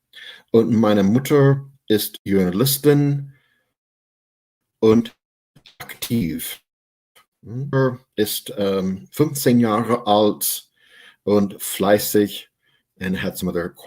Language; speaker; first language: German; non-native, fluent; English